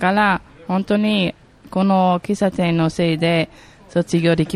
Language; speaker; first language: Japanese; non-native, fluent; German